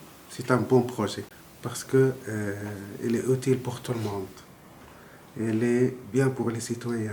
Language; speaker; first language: French; non-native, learner; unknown